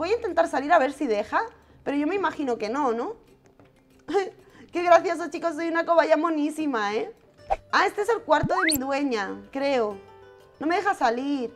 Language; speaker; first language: Spanish; native; Spanish